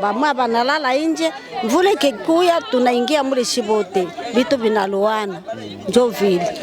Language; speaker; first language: Swahili; native; Swahili